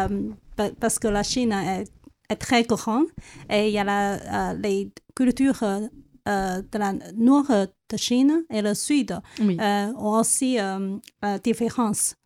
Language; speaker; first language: French; non-native, learner; Chinese